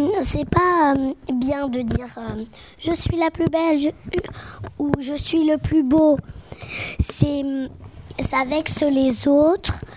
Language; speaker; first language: French; native; French